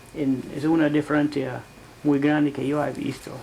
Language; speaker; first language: Spanish; non-native, fluent; English